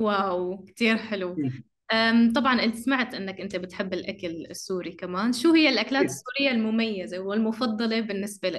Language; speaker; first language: Arabic; native; Arabic